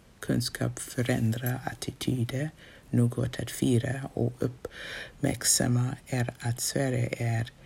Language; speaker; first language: Swedish; non-native, fluent; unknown